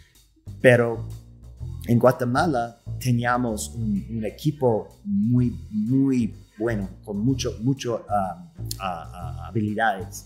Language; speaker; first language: Spanish; non-native, fluent; English